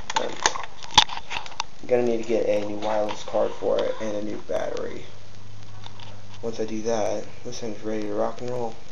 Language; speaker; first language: English; native; English